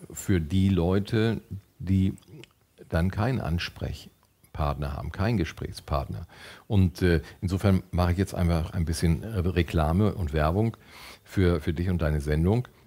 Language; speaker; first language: German; native; German